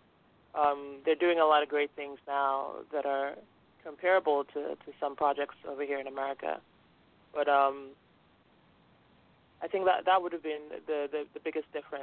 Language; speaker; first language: English; non-native, local second language; Yoruba